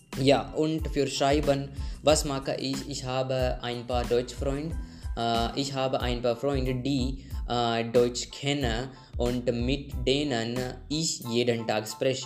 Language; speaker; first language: German; non-native, learner; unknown